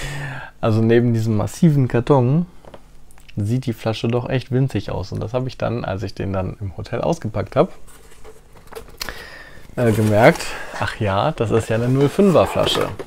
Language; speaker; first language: German; native; German